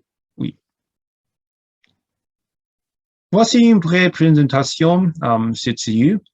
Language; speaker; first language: French; non-native, learner; Cantonese